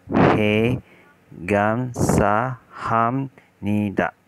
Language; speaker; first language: Korean; non-native, learner; Indonesian